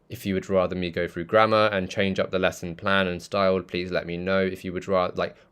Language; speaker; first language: English; early bilingual, other home language; Tamil